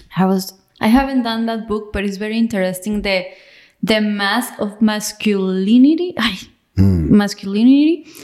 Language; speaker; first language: English; non-native, fluent; Spanish